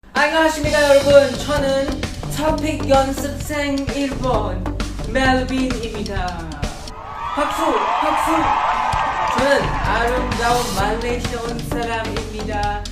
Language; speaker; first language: Korean; non-native, learner; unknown